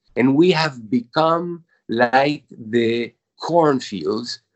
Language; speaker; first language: English; non-native, fluent; Spanish